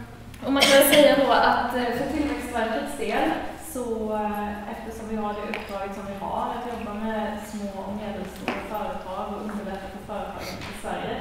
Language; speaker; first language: Swedish; native; Swedish